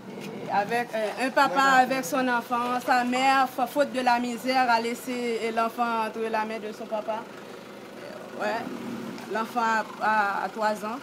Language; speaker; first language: French; non-native, local second language; Haitian Creole